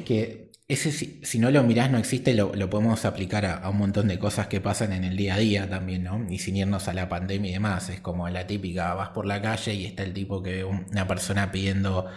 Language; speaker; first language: Spanish; native; Spanish